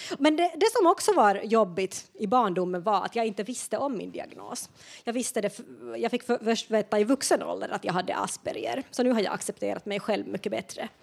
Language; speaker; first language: Swedish; non-native, local second language; Finnish